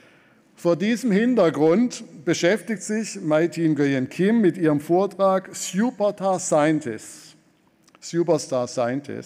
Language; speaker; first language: German; native; German